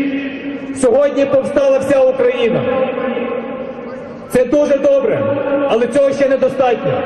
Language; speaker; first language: Ukrainian; native; Ukrainian